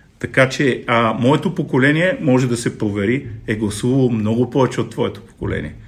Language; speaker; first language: Bulgarian; native; Bulgarian